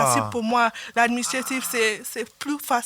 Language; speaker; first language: French; non-native, learner; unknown